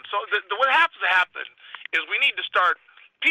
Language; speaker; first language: English; native; English